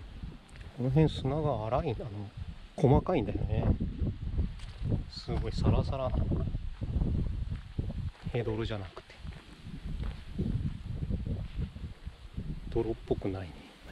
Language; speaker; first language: Japanese; native; Japanese